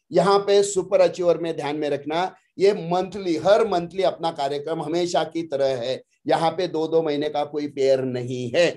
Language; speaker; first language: Hindi; non-native, local second language; Marathi